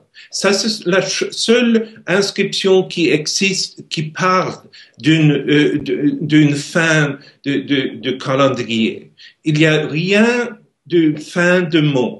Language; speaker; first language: French; non-native, learner; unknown